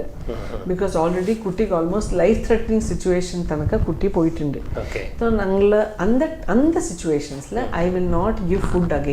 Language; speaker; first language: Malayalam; non-native, fluent; Tamil